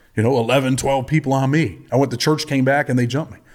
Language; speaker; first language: English; native; English